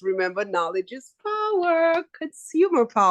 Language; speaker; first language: English; native; English